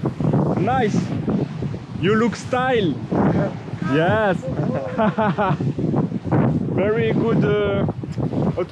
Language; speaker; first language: English; non-native, learner; French